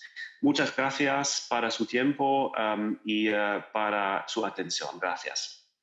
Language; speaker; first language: Spanish; non-native, learner; German